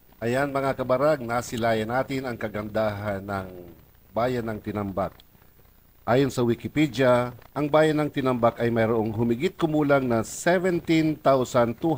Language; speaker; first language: Filipino; non-native, local second language; Bikol